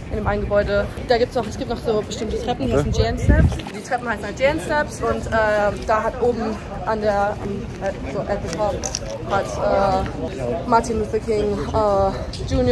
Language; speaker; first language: German; native; German